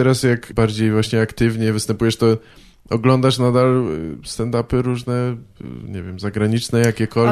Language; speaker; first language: Polish; native; Polish